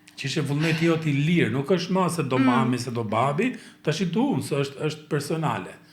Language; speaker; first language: Albanian; native; Albanian